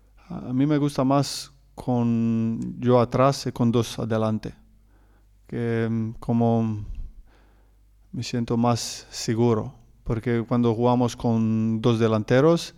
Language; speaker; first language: Spanish; non-native, learner; Croatian